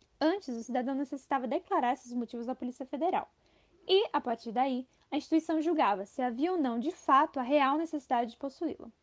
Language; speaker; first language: Portuguese; native; Portuguese